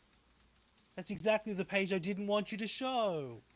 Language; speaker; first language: English; native; English